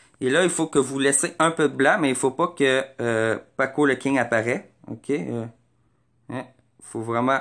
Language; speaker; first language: French; native; French